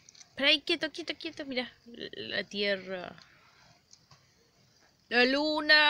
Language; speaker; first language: Spanish; native; Spanish